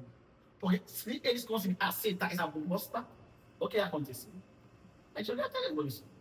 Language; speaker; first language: Portuguese; non-native, fluent; Haitian Creole